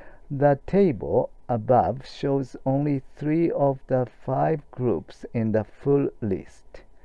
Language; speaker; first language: English; non-native, fluent; Japanese